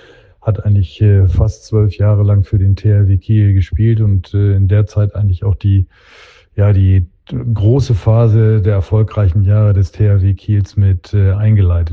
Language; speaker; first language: German; native; German